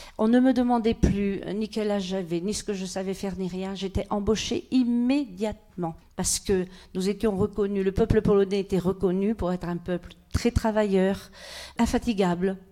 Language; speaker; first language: French; early bilingual, other home language; Polish